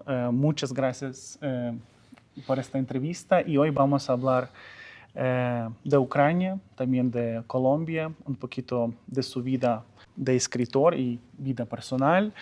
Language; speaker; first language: Spanish; non-native, fluent; Ukrainian